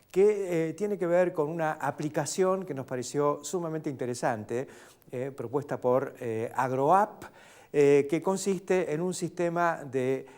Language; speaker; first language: Spanish; native; Spanish